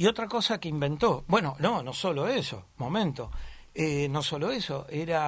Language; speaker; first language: Spanish; native; Spanish